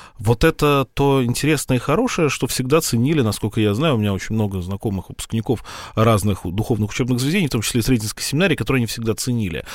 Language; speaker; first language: Russian; native; Russian